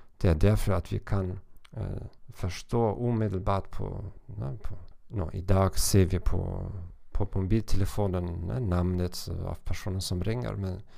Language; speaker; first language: Swedish; non-native, learner; German